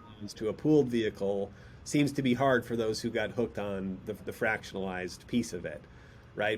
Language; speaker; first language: English; native; English